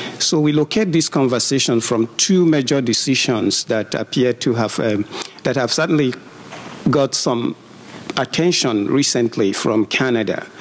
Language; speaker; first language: English; non-native, local second language; Igbo